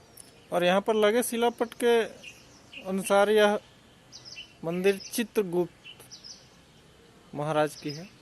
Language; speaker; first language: Hindi; native; Hindi